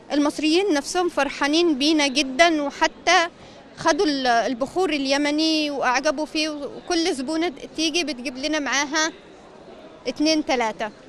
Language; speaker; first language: Arabic; native; Arabic